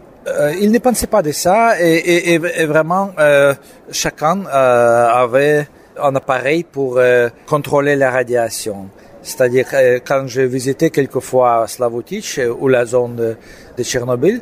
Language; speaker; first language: French; non-native, fluent; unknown